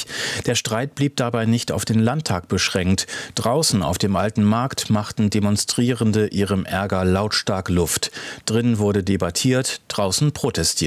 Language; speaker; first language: German; native; German